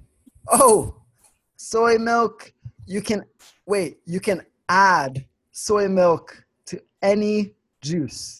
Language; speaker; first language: English; non-native, fluent; Swedish